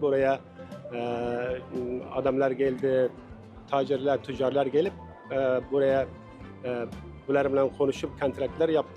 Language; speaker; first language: Turkish; non-native, learner; Uzbek